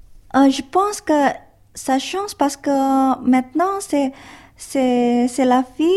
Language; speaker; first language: French; non-native, learner; Indonesian